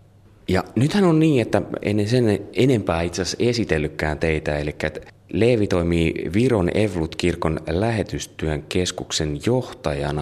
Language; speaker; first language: Finnish; native; Finnish